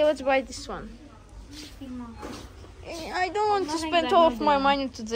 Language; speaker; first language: English; non-native, learner; Azerbaijani